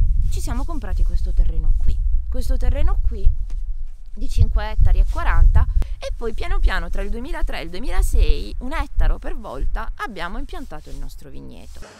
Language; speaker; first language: Italian; native; Italian